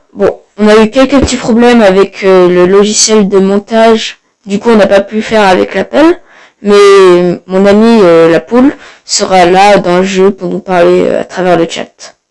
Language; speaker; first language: French; native; French